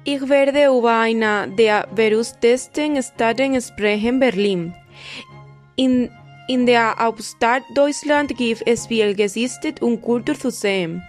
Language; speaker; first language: German; non-native, learner; Spanish